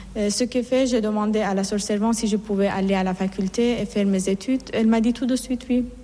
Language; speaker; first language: French; non-native, fluent; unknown